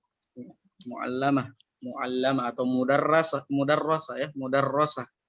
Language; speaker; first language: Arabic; non-native, fluent; Indonesian